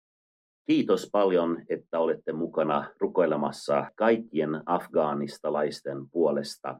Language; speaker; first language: Finnish; non-native, fluent; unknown